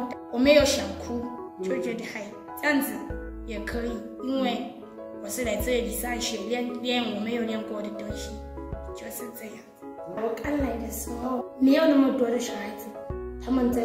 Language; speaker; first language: Chinese; non-native, learner; Southern Sotho